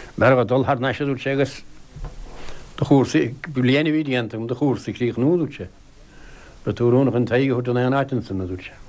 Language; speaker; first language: Irish; native; Irish